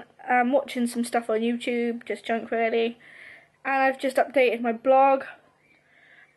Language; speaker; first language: English; native; English